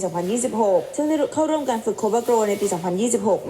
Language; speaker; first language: Thai; native; Thai